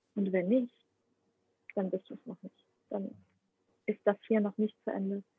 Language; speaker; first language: German; non-native, fluent; Ukrainian